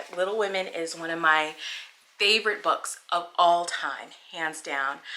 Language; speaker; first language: English; native; English